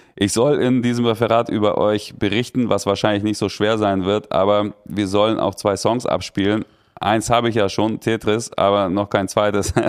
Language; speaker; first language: German; early bilingual, other home language; Russian